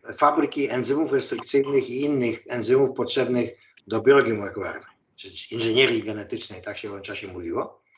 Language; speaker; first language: Polish; native; Polish